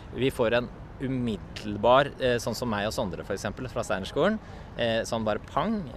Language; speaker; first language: Norwegian; native; Norwegian